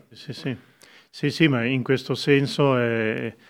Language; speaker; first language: Italian; native; Italian